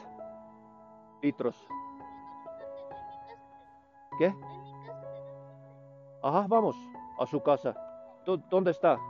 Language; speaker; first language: Spanish; non-native, learner; Estonian